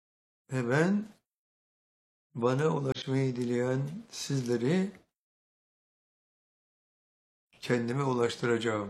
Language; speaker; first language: Turkish; native; Turkish